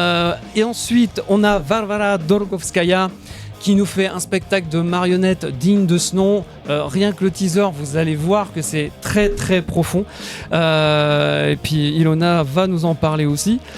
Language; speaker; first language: French; native; French